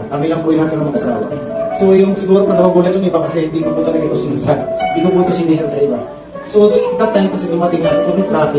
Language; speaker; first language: Filipino; native; Filipino